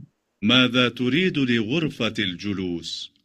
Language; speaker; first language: Arabic; non-native, learner; Indonesian